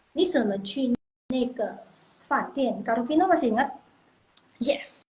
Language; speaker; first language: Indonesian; non-native, local second language; Min Nan Chinese